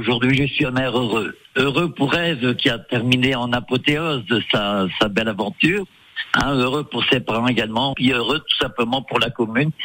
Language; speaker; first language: French; native; French